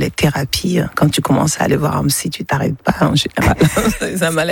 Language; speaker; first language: French; non-native, local second language; Bambara